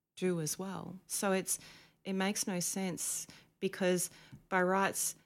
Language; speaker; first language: English; native; English